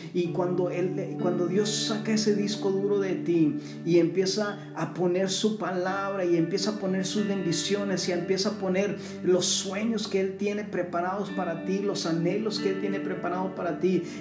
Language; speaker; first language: Spanish; early bilingual, heritage; Spanish